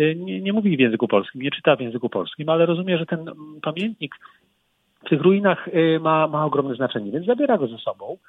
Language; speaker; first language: Polish; native; Polish